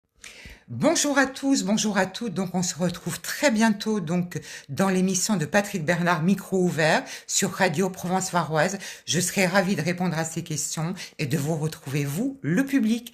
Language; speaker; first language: French; native; French